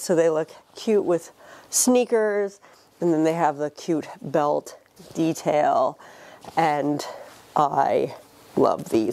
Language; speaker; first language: English; native; English